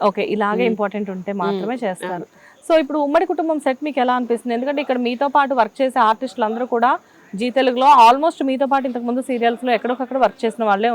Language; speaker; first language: Telugu; native; Telugu